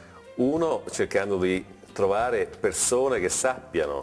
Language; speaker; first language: Italian; native; Italian